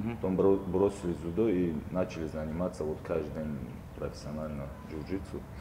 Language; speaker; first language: Russian; non-native, local second language; Tajik